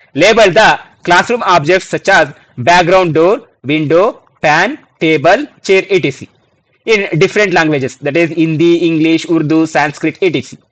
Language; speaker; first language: English; non-native, local second language; Kannada